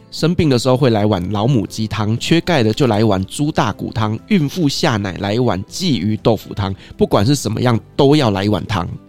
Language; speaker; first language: Chinese; native; Chinese